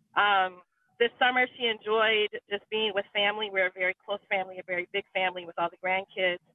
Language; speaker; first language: English; native; English